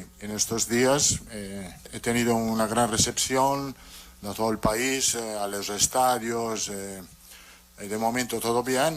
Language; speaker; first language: Spanish; non-native, fluent; Italian